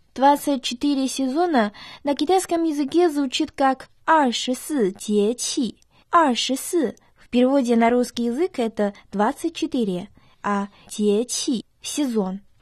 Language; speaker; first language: Russian; non-native, fluent; Chinese